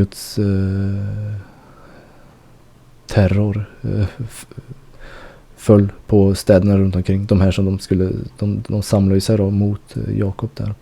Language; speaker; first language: Swedish; native; Swedish